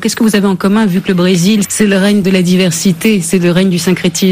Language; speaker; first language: French; native; French